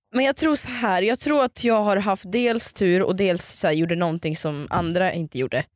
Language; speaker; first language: Swedish; early bilingual, other home language; Russian